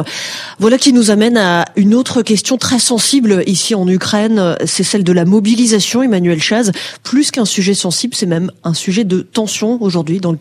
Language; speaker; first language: French; native; French